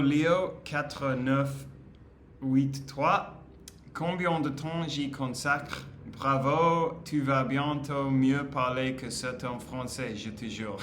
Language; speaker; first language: French; non-native, learner; English